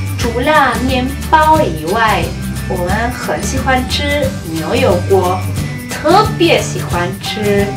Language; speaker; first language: Chinese; non-native, fluent; Spanish